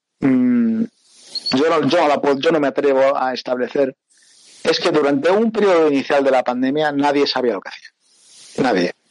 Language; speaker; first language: Spanish; early bilingual, other home language; Portuguese